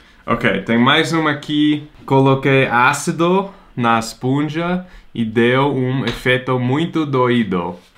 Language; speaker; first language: Portuguese; non-native, fluent; English